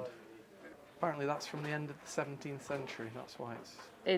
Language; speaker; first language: English; native; English